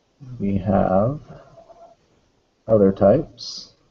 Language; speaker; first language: English; native; English